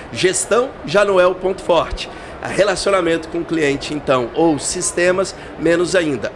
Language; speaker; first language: Portuguese; native; Portuguese